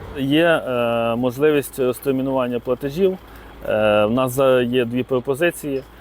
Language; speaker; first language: Ukrainian; native; Ukrainian